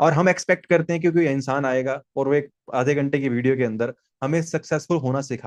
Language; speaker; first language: Hindi; native; Hindi